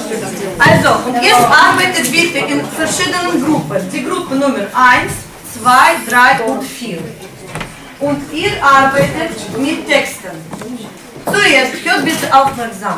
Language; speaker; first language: German; non-native, fluent; Russian